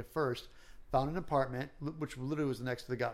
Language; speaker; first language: English; native; English